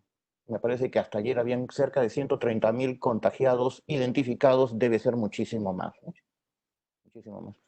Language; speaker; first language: Spanish; native; Spanish